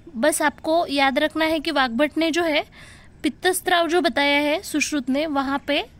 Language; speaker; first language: Hindi; non-native, local second language; Marathi